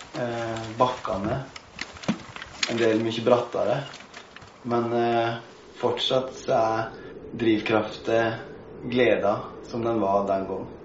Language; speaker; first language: Norwegian; native; Norwegian